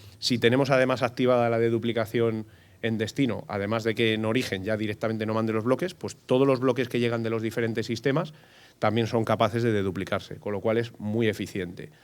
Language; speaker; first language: Spanish; native; Spanish